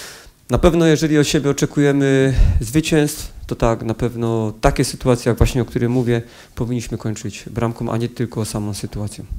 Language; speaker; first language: Polish; native; Polish